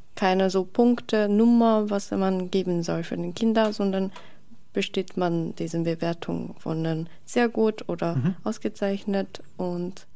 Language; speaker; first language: German; non-native, learner; Japanese